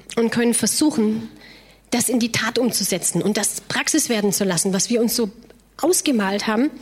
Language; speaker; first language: German; native; German